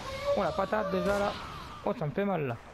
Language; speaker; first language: French; native; French